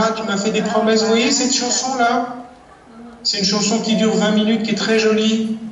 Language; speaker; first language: French; native; French